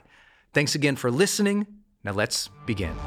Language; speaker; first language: English; native; English